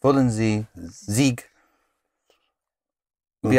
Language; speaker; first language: German; non-native, learner; English